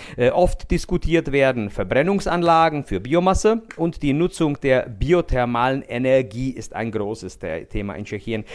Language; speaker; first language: German; non-native, fluent; Czech